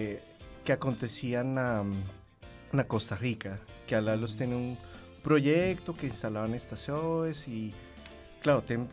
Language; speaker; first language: Portuguese; non-native, fluent; Spanish